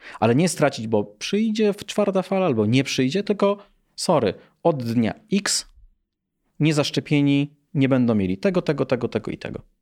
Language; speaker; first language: Polish; native; Polish